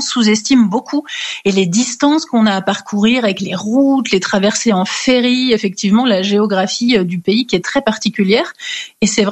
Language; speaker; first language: French; native; French